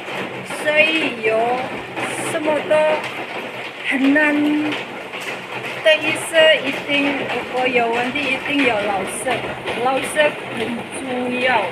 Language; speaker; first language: Chinese; non-native, learner; Indonesian